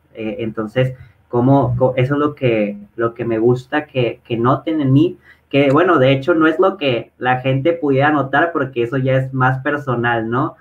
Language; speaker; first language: Spanish; native; Spanish